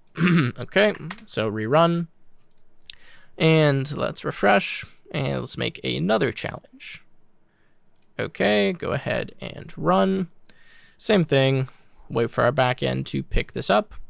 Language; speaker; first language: English; native; English